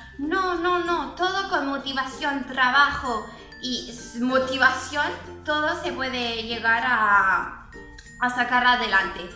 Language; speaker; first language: Spanish; non-native, fluent; French